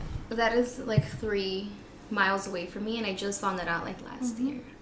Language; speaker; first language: English; early bilingual, other home language; Spanish